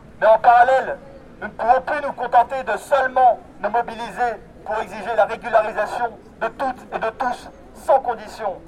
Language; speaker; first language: French; native; French